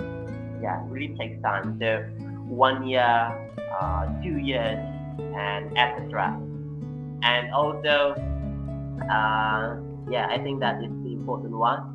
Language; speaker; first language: English; non-native, fluent; Indonesian